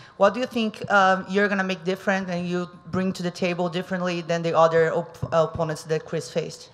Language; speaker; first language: English; non-native, fluent; Portuguese